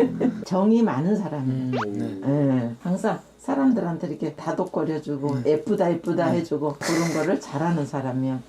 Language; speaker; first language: Korean; native; Korean